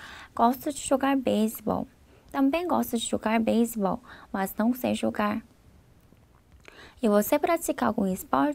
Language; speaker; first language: Portuguese; non-native, fluent; Korean